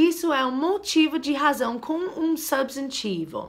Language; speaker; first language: Portuguese; non-native, fluent; English